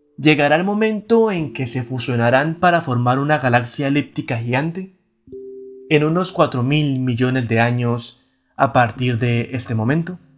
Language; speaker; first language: Spanish; native; Spanish